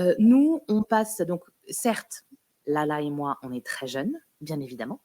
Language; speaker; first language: French; native; French